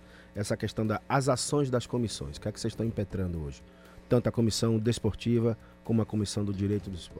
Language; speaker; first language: Portuguese; native; Portuguese